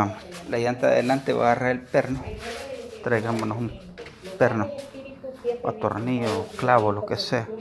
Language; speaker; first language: Spanish; native; Spanish